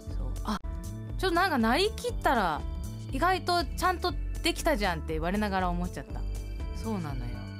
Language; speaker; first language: Japanese; early bilingual, heritage; Japanese